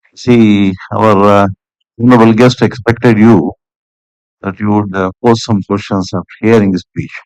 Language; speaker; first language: English; non-native, local second language; Kannada